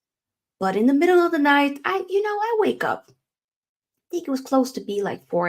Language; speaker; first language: English; native; English